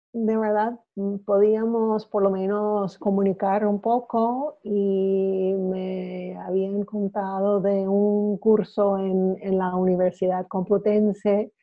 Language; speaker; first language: Spanish; non-native, fluent; English